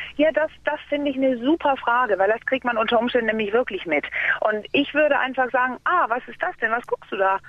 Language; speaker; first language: German; non-native, fluent; Danish